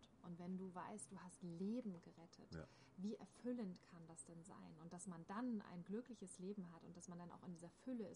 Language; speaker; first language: German; native; German